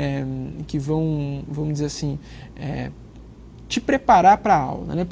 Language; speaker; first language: Portuguese; native; Portuguese